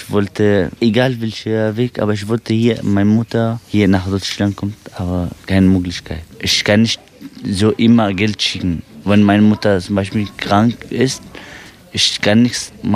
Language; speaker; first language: German; non-native, learner; Arabic